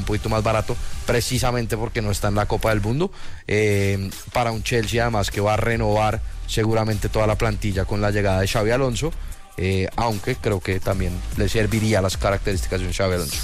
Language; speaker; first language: Spanish; native; Spanish